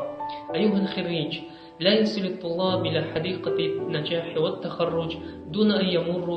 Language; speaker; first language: Arabic; non-native, fluent; Kazakh